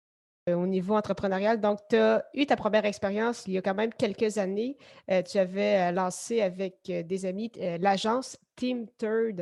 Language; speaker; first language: French; native; French